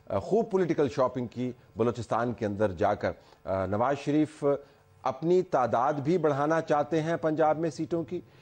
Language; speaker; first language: Urdu; native; Urdu